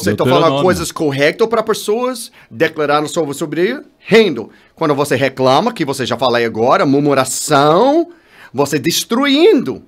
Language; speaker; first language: Portuguese; non-native, learner; English